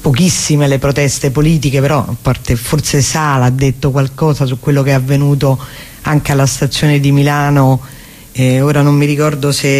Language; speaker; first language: Italian; native; Italian